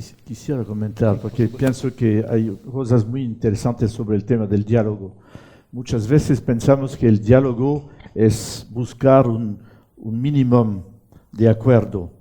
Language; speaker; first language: Spanish; non-native, fluent; French